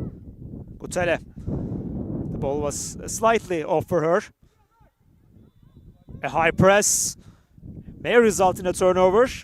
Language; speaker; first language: English; non-native, fluent; Turkish